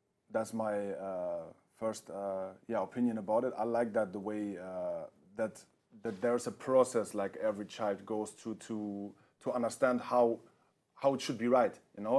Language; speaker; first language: English; non-native, fluent; German